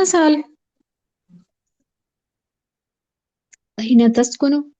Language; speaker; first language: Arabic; non-native, learner; Urdu